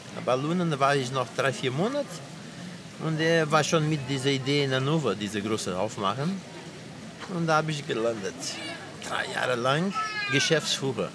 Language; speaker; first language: German; non-native, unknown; Portuguese